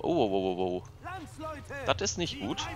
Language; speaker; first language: German; native; German